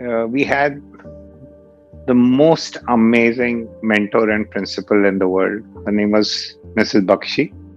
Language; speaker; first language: English; non-native, local second language; Hindi